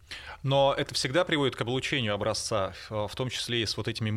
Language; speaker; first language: Russian; native; Russian